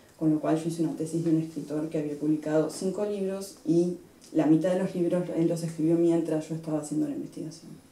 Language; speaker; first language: Spanish; native; Spanish